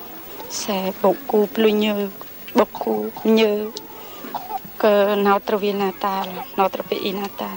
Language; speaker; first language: French; non-native, fluent; Khmer